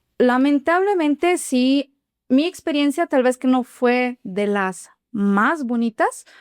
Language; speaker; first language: Spanish; non-native, fluent; Ukrainian